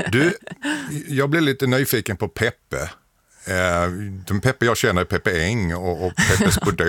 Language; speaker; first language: Swedish; native; Swedish